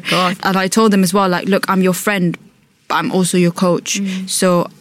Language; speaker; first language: English; native; English